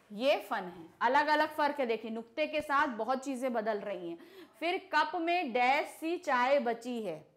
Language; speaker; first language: Hindi; native; Hindi